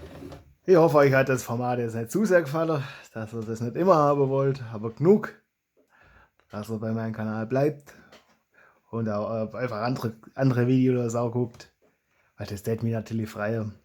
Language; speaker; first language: German; native; German